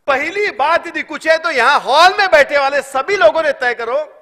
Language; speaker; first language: Hindi; non-native, local second language; Marathi